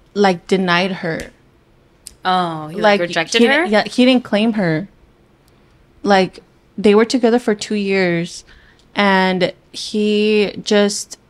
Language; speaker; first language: English; native; English